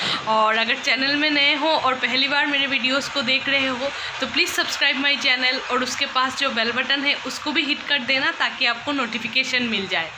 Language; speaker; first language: Hindi; non-native, local second language; Bangla